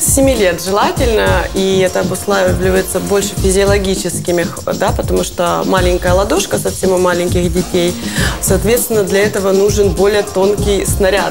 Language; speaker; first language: Russian; native; Russian